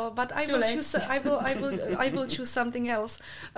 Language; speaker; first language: English; non-native, fluent; Czech